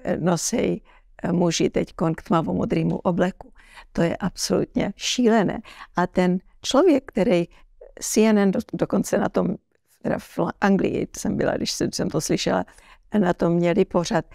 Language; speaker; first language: Czech; early bilingual, heritage; Czech